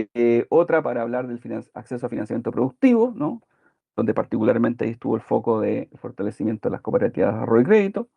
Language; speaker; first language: Spanish; native; Spanish